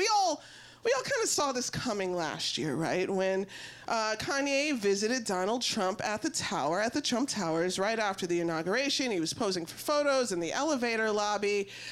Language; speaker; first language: English; native; English